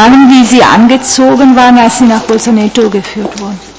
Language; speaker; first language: German; non-native, fluent; Italian